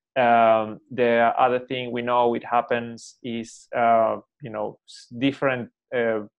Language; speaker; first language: English; non-native, fluent; Spanish